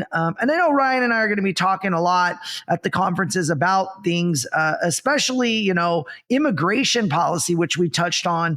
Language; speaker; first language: English; native; English